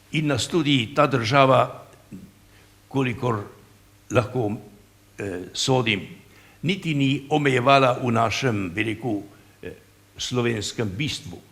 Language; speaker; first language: Slovenian; native; Slovenian